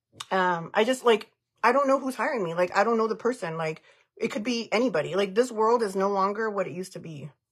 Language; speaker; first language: English; early bilingual, other home language; Spanish